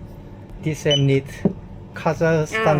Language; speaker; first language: English; non-native, learner; Korean